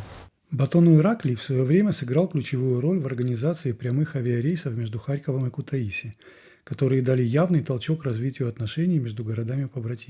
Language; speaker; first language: Russian; native; Russian